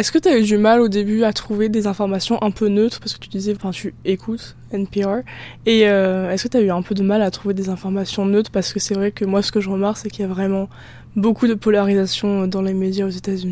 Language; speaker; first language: French; native; French